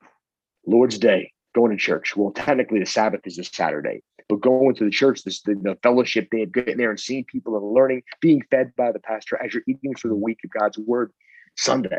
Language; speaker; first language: English; native; English